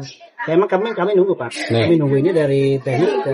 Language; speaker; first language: Indonesian; non-native, local second language; Sundanese